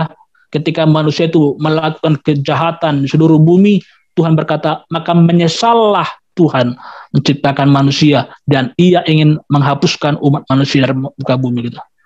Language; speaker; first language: Indonesian; native; Indonesian